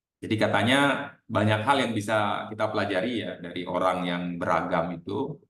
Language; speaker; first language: Indonesian; native; Indonesian